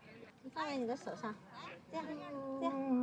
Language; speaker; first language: Chinese; native; Chinese